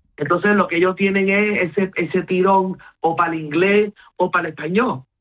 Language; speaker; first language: Spanish; non-native, local second language; Hindi